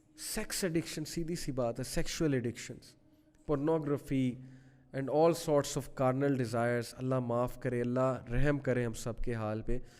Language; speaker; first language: Urdu; native; Urdu